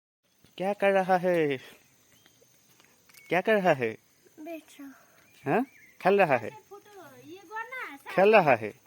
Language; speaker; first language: Hindi; non-native, local second language; Assamese